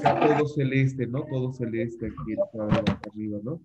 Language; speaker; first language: Spanish; native; Spanish